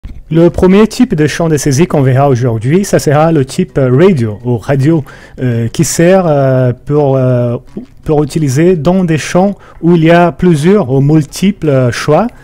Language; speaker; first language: French; non-native, fluent; Portuguese